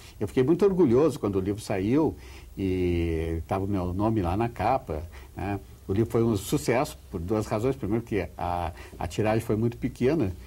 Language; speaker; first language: Portuguese; native; Portuguese